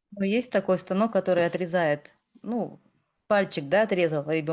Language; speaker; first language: Russian; native; Russian